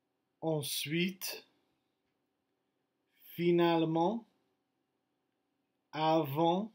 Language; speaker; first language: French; non-native, fluent; English